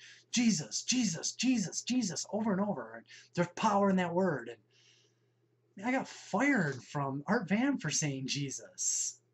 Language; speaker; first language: English; native; English